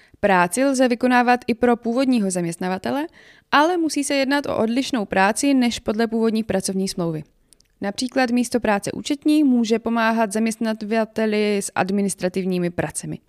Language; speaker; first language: Czech; native; Czech